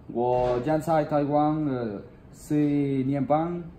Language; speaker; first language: Chinese; non-native, learner; Spanish